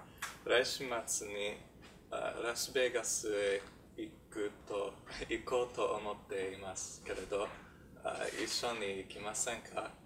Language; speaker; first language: Japanese; non-native, learner; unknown